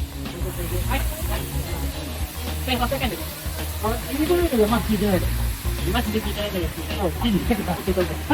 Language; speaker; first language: Japanese; native; Japanese